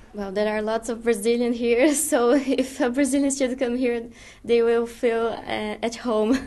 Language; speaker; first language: English; non-native, fluent; Portuguese